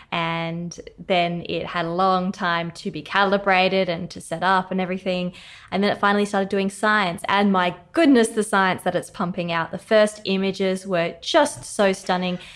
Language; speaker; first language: English; native; English